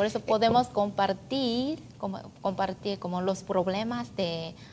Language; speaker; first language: Spanish; non-native, learner; Korean